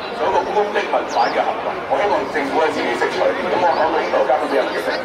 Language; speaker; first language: Chinese; native; Chinese